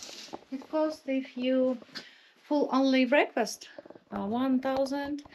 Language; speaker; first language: English; non-native, learner; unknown